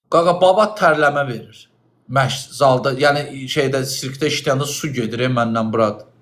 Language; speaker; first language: Azerbaijani; native; Azerbaijani